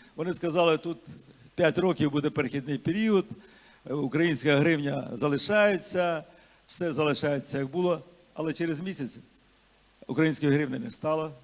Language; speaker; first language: Ukrainian; non-native, local second language; Russian